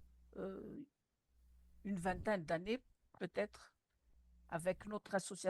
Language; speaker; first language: French; non-native, local second language; Malagasy